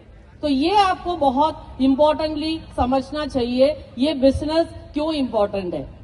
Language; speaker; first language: Hindi; non-native, local second language; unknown